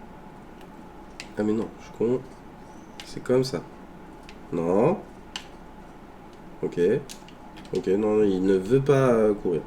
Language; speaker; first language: French; native; French